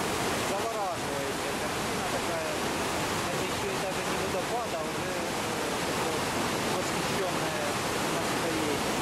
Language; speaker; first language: Russian; native; Russian